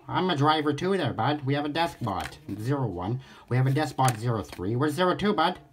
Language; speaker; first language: English; native; English